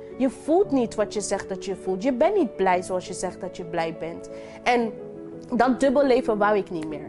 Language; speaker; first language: Dutch; non-native, local second language; English